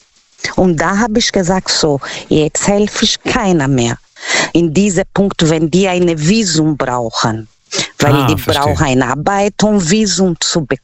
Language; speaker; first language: German; non-native, learner; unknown